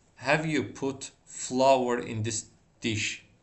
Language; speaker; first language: English; non-native, fluent; Azerbaijani